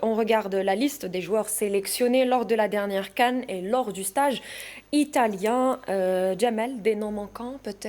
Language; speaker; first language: French; native; French